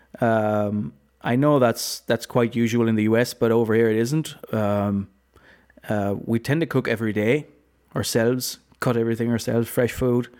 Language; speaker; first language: English; non-native, fluent; Low German